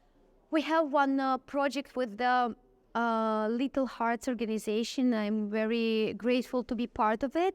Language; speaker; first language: English; non-native, fluent; Russian